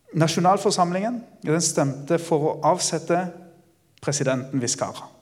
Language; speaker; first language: Norwegian; early bilingual, other home language; Spanish